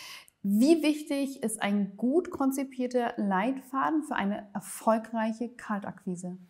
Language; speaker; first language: German; native; German